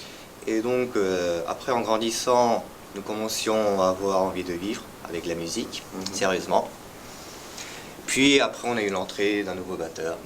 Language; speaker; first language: French; early bilingual, heritage; French